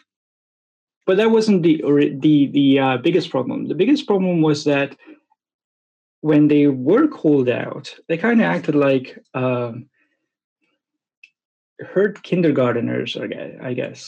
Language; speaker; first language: English; non-native, fluent; Hungarian